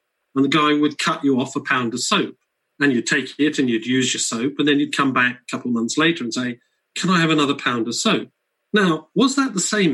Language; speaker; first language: English; native; English